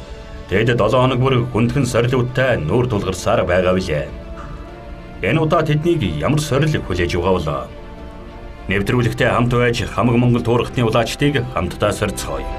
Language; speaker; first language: Mongolian; native; Mongolian